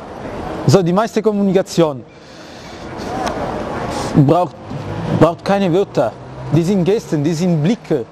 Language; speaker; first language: German; non-native, fluent; Italian